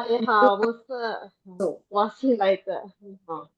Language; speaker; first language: Chinese; non-native, learner; Indonesian